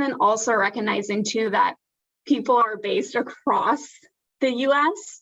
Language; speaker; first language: English; native; English